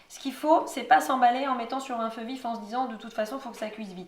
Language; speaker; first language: French; native; French